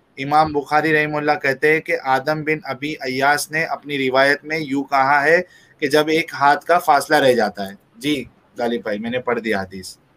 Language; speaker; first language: Hindi; native; Hindi